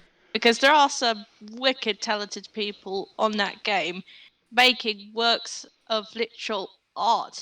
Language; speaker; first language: English; native; English